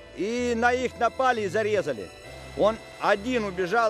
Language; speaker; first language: Russian; native; Russian